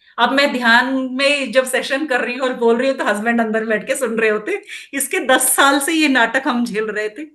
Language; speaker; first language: Hindi; non-native, local second language; Kannada